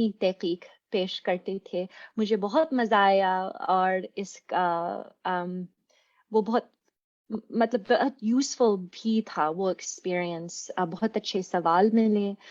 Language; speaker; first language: Hindi; non-native, fluent; English